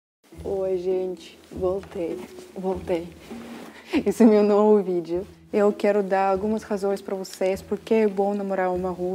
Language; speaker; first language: Portuguese; non-native, fluent; Russian